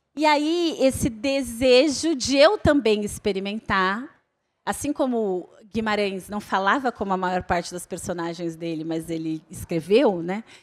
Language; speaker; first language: Portuguese; native; Portuguese